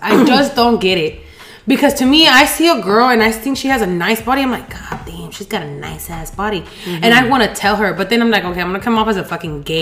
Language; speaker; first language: English; early bilingual, other home language; Spanish